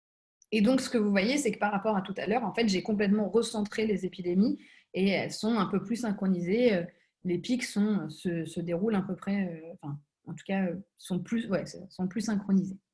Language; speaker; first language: French; native; French